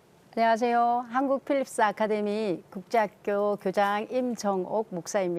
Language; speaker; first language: Korean; native; Korean